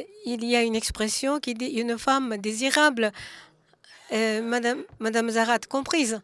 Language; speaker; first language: French; non-native, fluent; Japanese